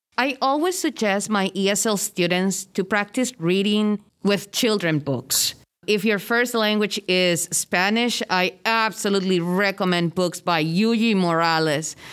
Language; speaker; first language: English; non-native, fluent; Spanish